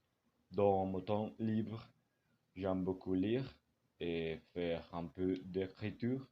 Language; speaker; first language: French; non-native, learner; Spanish